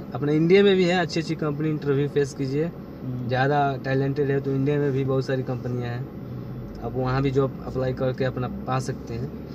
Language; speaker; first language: Hindi; native; Hindi